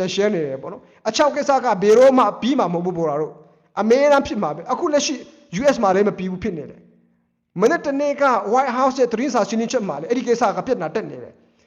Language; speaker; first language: Burmese; non-native, local second language; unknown